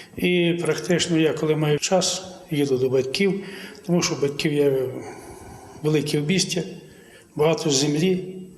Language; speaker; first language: Ukrainian; native; Ukrainian